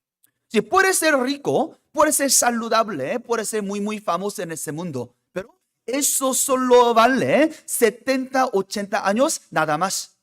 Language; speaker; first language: Spanish; non-native, fluent; Korean